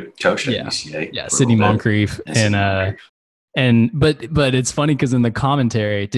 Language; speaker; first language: English; native; English